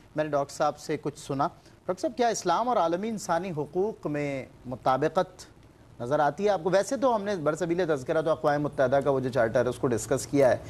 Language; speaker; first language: Urdu; native; Urdu